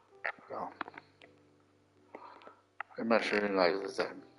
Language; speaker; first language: German; non-native, learner; Vietnamese